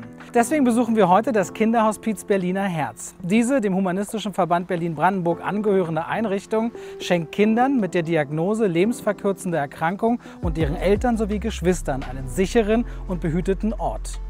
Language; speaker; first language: German; native; German